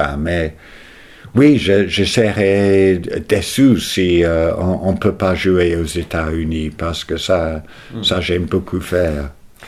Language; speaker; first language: French; non-native, fluent; English